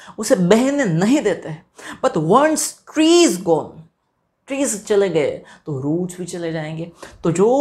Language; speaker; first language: Hindi; non-native, local second language; Gujarati